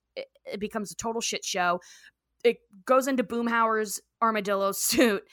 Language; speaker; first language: English; native; English